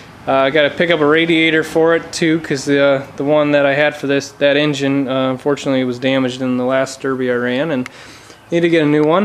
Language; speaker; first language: English; native; English